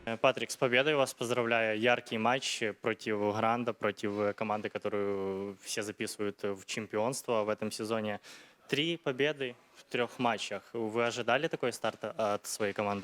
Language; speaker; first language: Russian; non-native, local second language; Ukrainian